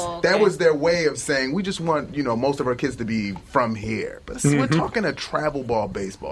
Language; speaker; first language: English; native; English